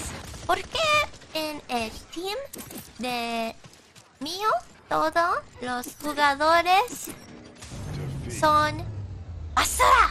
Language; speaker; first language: Spanish; non-native, learner; English